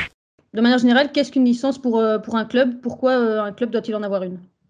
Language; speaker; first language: French; native; French